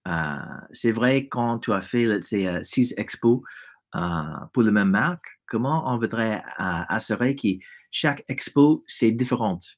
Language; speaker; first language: French; non-native, fluent; English